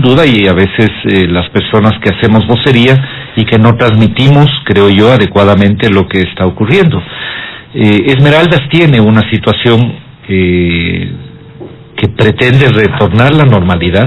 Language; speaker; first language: Spanish; native; Spanish